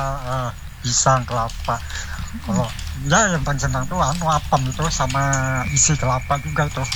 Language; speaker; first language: Indonesian; native; Indonesian